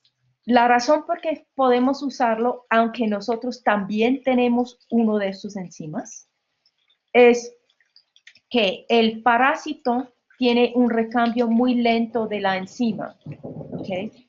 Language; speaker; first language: Spanish; non-native, fluent; English